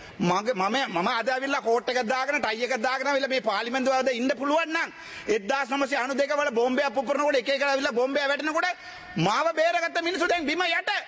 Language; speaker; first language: Sinhala; non-native, local second language; Tamil